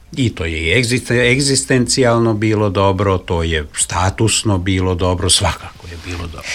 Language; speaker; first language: Serbian; non-native, local second language; Hungarian